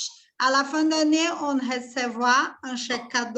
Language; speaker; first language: French; non-native, fluent; Portuguese